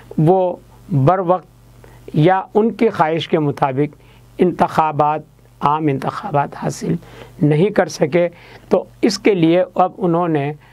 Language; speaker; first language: Urdu; native; Urdu